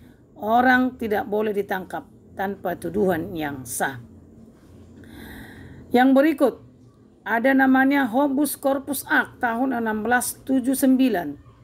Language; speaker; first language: Indonesian; native; Indonesian